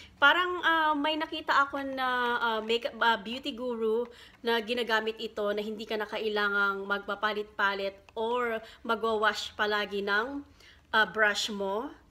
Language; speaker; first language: Filipino; non-native, local second language; Pampanga